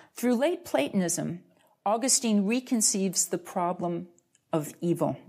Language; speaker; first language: English; native; English